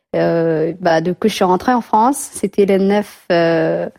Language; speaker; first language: French; non-native, learner; Tigrinya